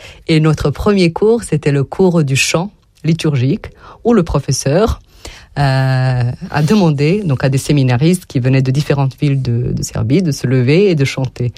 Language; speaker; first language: French; non-native, fluent; Serbian